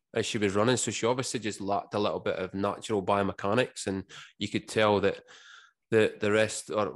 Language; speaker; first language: English; native; English